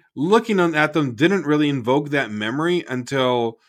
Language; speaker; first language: English; native; English